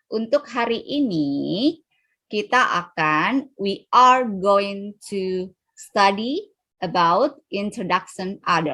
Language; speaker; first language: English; non-native, fluent; Indonesian